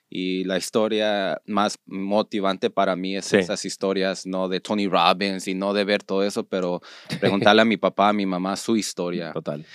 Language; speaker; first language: Spanish; early bilingual, heritage; Spanish